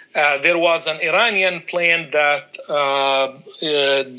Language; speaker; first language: English; non-native, fluent; Arabic